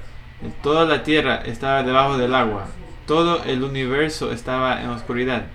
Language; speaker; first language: Spanish; non-native, fluent; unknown